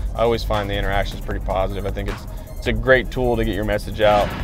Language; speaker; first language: English; native; English